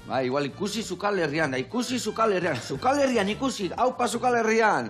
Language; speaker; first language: Basque; native; Basque